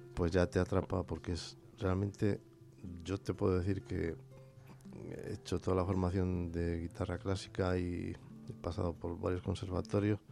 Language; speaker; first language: Spanish; native; Spanish